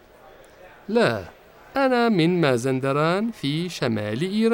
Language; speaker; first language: Arabic; non-native, fluent; Persian